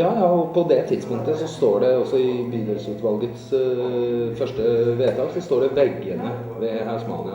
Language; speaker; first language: Norwegian; native; Norwegian